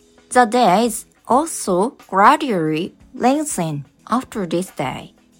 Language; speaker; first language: English; non-native, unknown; Japanese